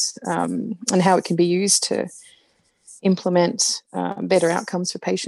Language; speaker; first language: English; native; English